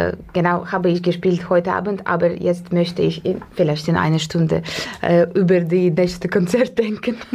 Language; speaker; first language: German; non-native, fluent; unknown